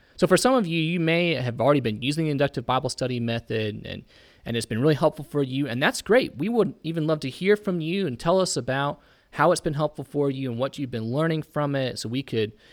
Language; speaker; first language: English; native; English